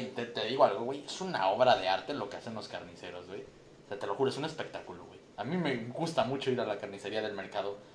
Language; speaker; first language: Spanish; native; Spanish